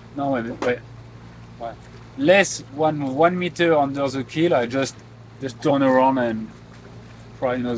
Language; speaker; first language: English; non-native, learner; French